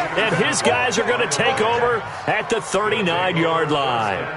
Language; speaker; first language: English; native; English